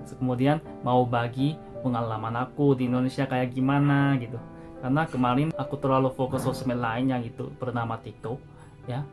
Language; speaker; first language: Indonesian; non-native, fluent; Korean